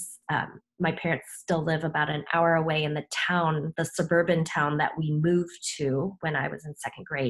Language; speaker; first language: English; early bilingual, other home language; Korean